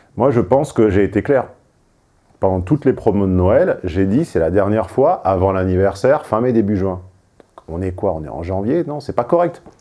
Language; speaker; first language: French; native; French